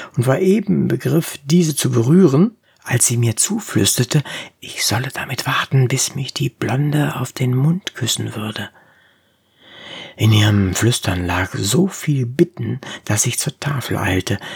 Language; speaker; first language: German; native; German